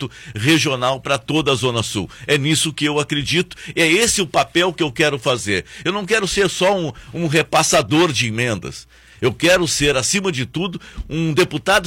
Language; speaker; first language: Portuguese; native; Portuguese